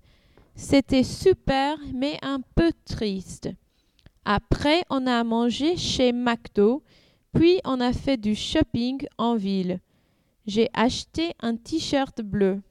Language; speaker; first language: French; non-native, learner; English